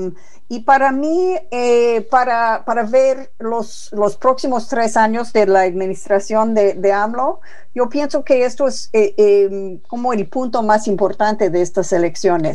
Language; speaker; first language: Spanish; non-native, fluent; English